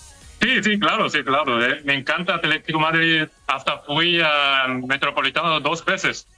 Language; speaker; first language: Spanish; non-native, fluent; Korean